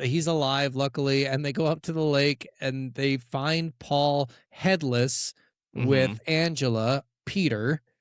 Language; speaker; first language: English; native; English